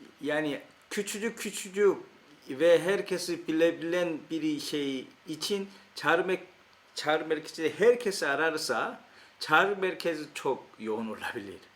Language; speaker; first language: Turkish; non-native, fluent; Korean